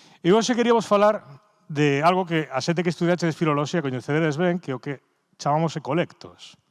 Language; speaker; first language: Galician; native; Galician